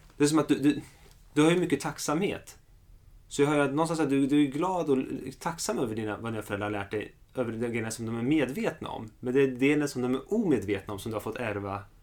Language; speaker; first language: Swedish; early bilingual, other home language; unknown